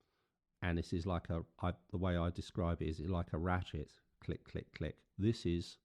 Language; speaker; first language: English; native; English